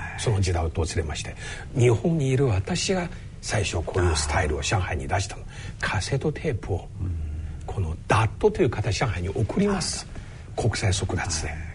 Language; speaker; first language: Japanese; non-native, fluent; Chinese